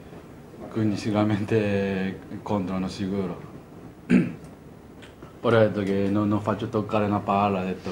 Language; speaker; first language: Italian; non-native, fluent; Japanese